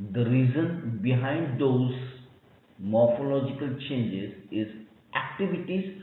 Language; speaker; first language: English; non-native, local second language; Marathi